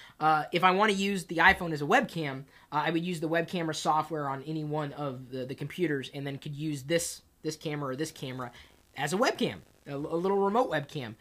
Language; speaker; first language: English; native; English